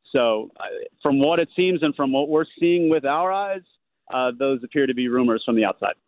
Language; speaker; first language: English; native; English